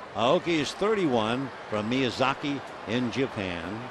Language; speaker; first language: English; native; English